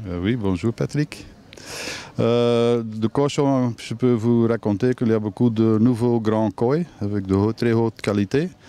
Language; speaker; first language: French; non-native, local second language; Dutch